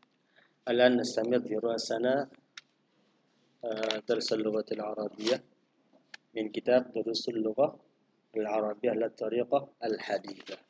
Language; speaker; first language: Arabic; non-native, fluent; Indonesian